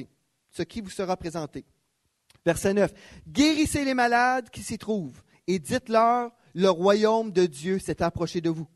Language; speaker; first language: French; native; French